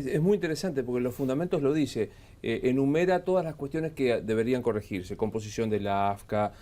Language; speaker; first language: Spanish; native; Spanish